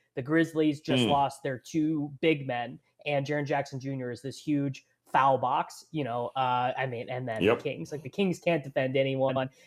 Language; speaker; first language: English; native; English